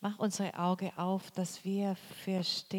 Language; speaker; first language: German; non-native, learner; Portuguese